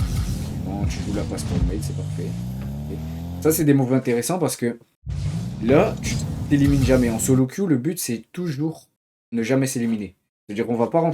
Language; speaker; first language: French; native; French